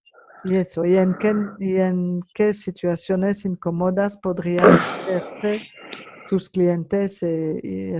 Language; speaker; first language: Spanish; non-native, fluent; French